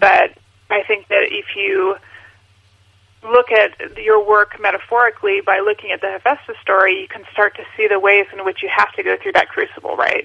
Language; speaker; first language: English; native; English